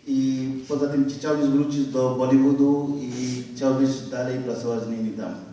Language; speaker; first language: Polish; non-native, fluent; Hindi